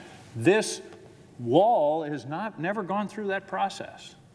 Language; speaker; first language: English; native; English